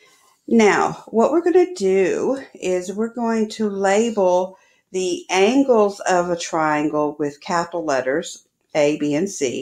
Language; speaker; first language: English; native; English